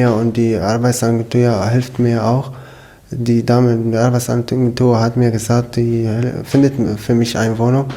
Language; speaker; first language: German; non-native, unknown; Arabic